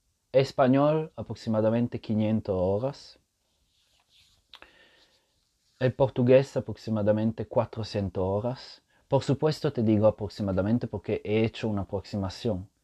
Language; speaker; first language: Spanish; non-native, fluent; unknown